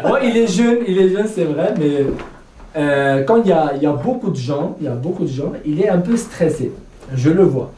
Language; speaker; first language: French; non-native, fluent; Kurdish